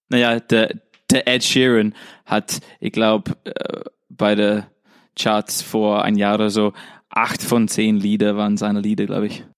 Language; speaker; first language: German; non-native, fluent; English